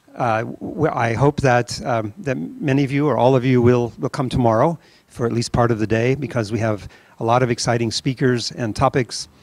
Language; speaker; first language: English; native; English